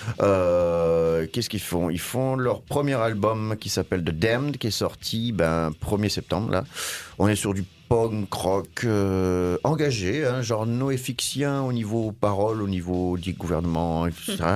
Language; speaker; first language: French; native; French